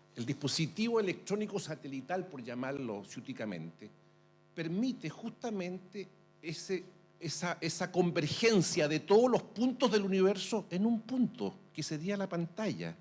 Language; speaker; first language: Spanish; native; Spanish